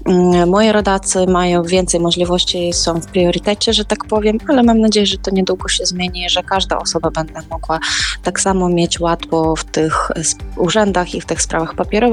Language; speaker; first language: Polish; non-native, fluent; Ukrainian